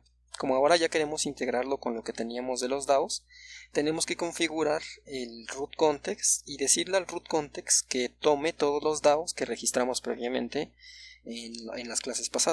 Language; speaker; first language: Spanish; native; Spanish